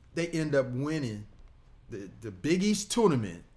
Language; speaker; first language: English; native; English